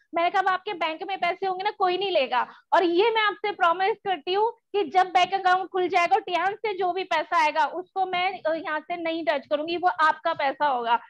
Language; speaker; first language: Hindi; native; Hindi